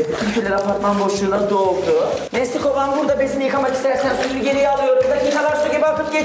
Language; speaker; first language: Turkish; native; Turkish